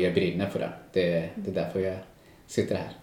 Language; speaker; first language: Swedish; non-native, local second language; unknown